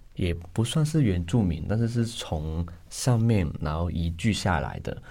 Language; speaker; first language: Chinese; non-native, local second language; Cantonese